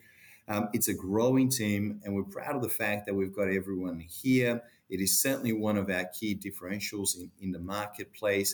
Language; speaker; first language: English; non-native, fluent; Portuguese